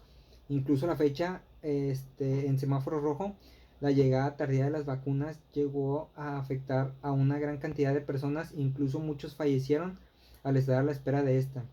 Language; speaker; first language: Spanish; native; Spanish